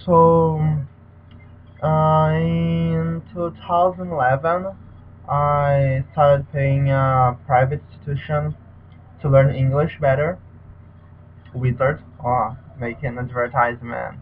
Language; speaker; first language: English; non-native, learner; Portuguese